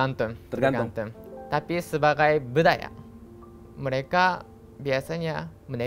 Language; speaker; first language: Indonesian; non-native, learner; Japanese